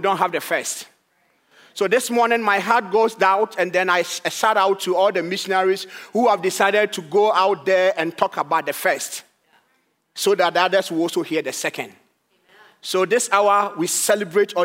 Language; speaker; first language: English; non-native, local second language; Akan